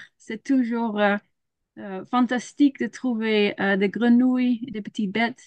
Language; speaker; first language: French; non-native, learner; Dutch